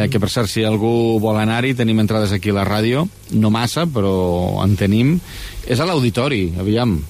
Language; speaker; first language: Catalan; native; Catalan